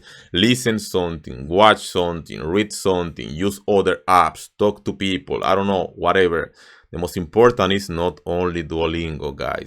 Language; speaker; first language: English; non-native, fluent; Spanish